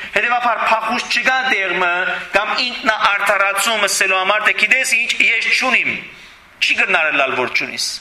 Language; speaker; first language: Armenian; early bilingual, heritage; Armenian